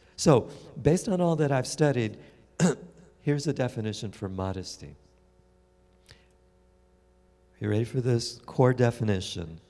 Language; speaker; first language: English; native; English